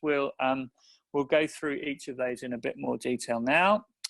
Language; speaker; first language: English; native; English